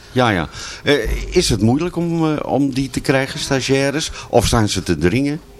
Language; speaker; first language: Dutch; native; Dutch